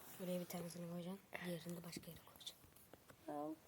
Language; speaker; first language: Turkish; native; Turkish